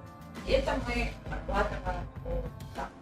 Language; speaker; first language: Russian; native; Russian